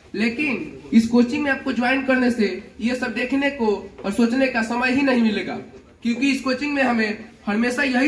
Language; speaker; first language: Hindi; native; Hindi